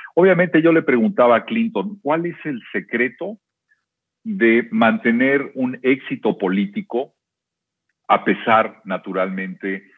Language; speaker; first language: Spanish; native; Spanish